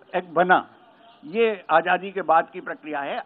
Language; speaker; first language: Hindi; native; Hindi